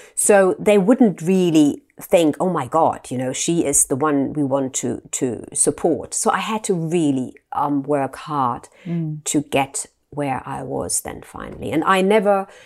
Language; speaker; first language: English; non-native, fluent; German